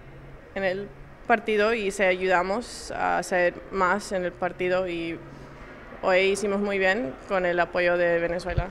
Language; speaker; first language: Spanish; early bilingual, heritage; English